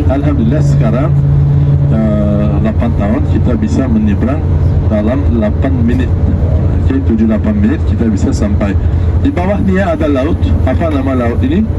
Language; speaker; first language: Indonesian; non-native, learner; Turkish